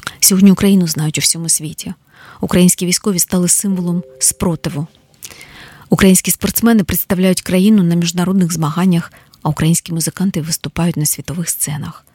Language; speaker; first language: Ukrainian; native; Ukrainian